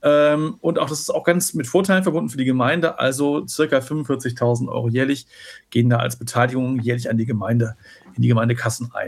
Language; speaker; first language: German; native; German